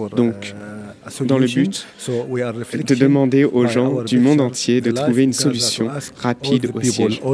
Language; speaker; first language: French; non-native, fluent; Arabic